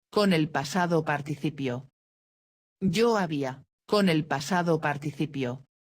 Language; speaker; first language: Spanish; non-native, fluent; Dutch